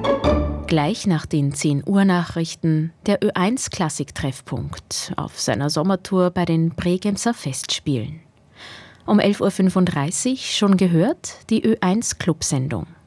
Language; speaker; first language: German; native; German